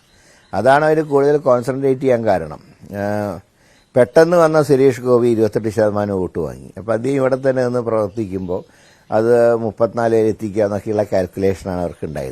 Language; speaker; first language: Malayalam; native; Malayalam